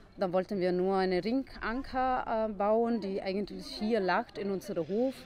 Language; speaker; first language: German; non-native, fluent; Italian